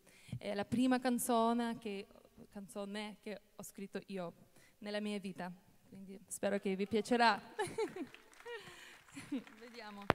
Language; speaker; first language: Italian; non-native, fluent; Russian